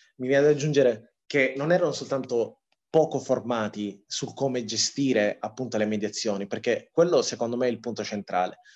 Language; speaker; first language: Italian; early bilingual, other home language; Tigrinya